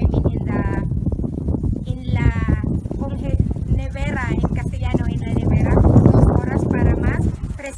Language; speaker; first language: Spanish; non-native, learner; Filipino